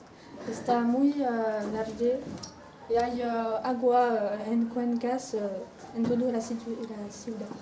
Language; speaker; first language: Spanish; non-native, learner; French